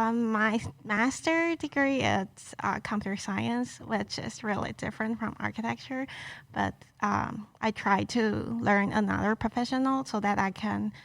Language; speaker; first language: English; non-native, local second language; Chinese